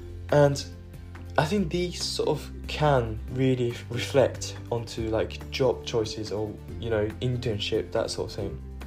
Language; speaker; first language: English; non-native, fluent; Japanese